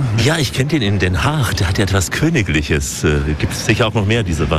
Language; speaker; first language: German; native; German